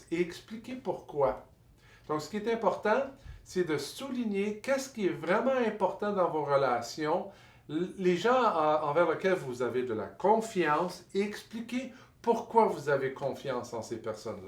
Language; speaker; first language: French; native; French